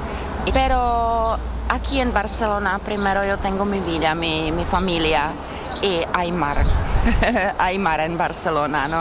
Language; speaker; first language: Spanish; non-native, learner; Czech